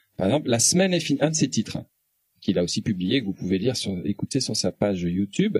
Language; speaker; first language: French; native; French